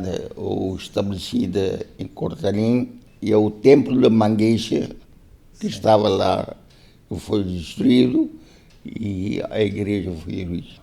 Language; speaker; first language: Portuguese; non-native, local second language; Konkani